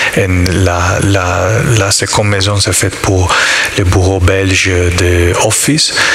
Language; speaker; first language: French; non-native, learner; Italian